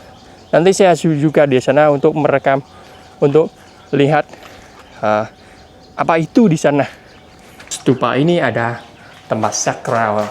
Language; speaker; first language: Indonesian; non-native, fluent; Vietnamese